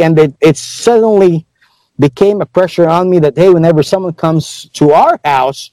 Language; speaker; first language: English; non-native, local second language; Hiligaynon